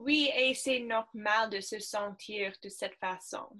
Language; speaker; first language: French; non-native, learner; English